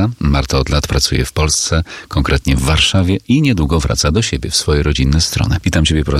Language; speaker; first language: Polish; native; Polish